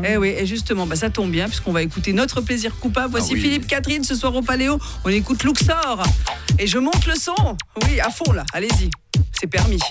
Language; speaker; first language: French; native; French